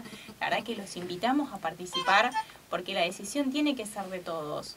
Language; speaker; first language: Spanish; native; Spanish